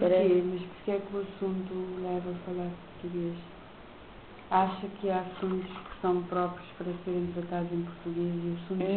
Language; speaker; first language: Portuguese; non-native, local second language; Kabuverdianu